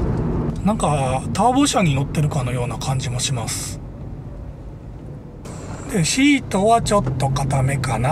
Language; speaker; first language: Japanese; native; Japanese